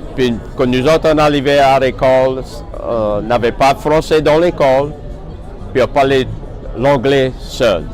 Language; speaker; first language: French; native; French